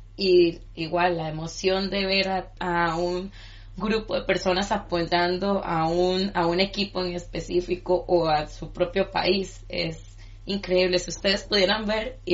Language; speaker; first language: Spanish; native; Spanish